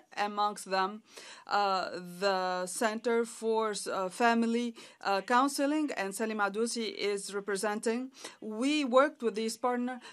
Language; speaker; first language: English; non-native, fluent; Arabic